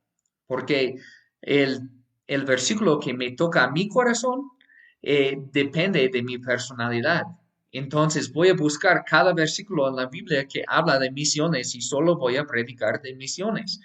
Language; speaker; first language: Spanish; non-native, fluent; English